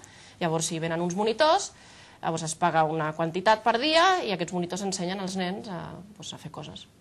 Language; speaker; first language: Catalan; native; Catalan